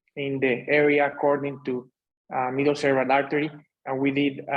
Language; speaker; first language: English; non-native, fluent; Spanish